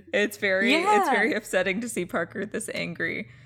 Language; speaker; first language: English; native; English